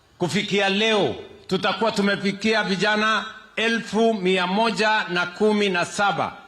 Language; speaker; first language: Swahili; non-native, local second language; Kalenjin